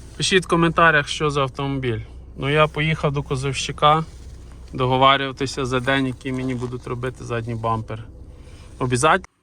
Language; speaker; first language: Ukrainian; native; Ukrainian